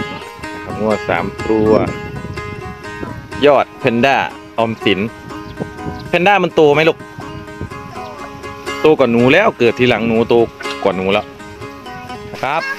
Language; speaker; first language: Thai; non-native, local second language; Northeastern Thai